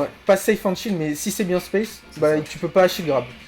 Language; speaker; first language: French; native; French